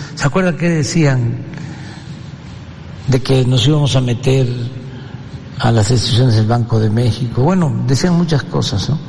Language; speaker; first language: Spanish; native; Spanish